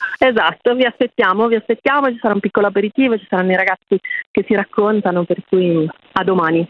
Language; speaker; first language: Italian; native; Italian